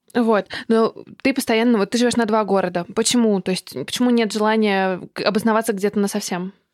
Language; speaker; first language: Russian; native; Russian